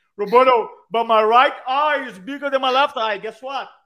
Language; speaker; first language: English; non-native, fluent; Portuguese